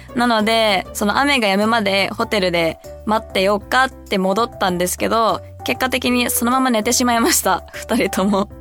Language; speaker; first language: Japanese; early bilingual, heritage; Japanese